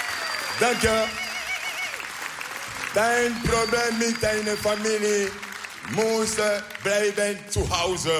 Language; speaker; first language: Dutch; non-native, learner; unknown